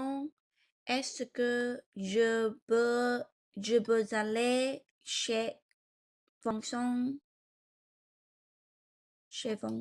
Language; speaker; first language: French; non-native, learner; Vietnamese